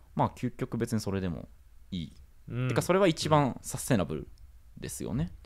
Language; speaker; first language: Japanese; native; Japanese